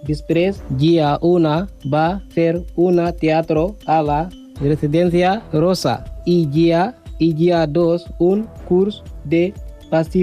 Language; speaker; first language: Catalan; non-native, learner; Spanish